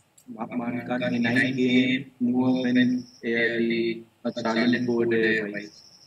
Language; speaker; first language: German; non-native, learner; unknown